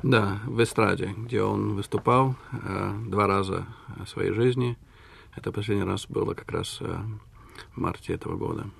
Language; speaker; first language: Russian; early bilingual, heritage; Russian